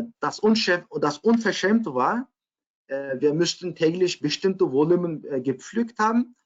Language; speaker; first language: German; non-native, fluent; Uyghur